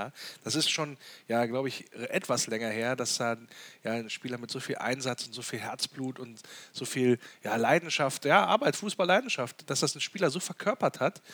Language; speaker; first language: German; native; German